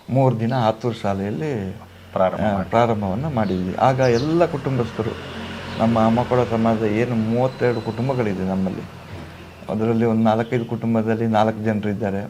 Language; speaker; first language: Kannada; non-native, local second language; Kodava